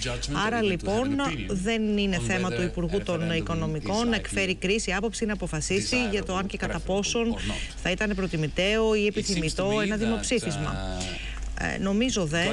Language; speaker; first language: Greek; native; Greek